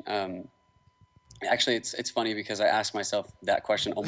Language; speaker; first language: English; native; English